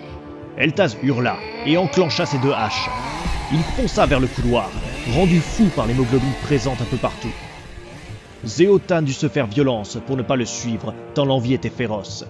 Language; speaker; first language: French; native; French